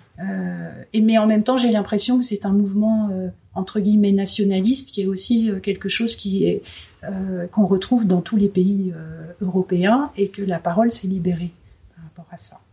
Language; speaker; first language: French; native; French